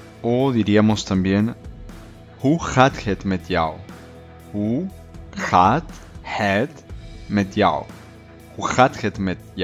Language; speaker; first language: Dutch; non-native, learner; Spanish